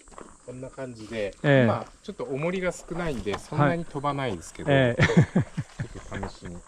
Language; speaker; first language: Japanese; native; Japanese